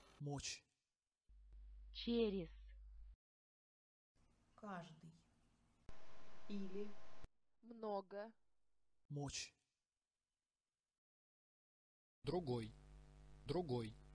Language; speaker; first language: Russian; non-native, learner; English